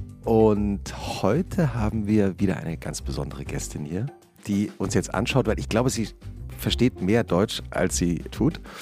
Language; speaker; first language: German; native; German